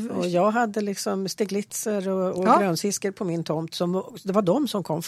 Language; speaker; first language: Swedish; native; Swedish